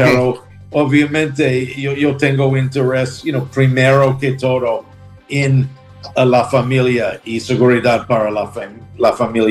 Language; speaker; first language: Spanish; non-native, learner; English